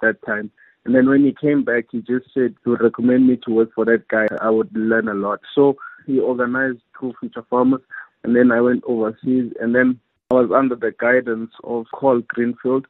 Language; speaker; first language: English; non-native, local second language; Zulu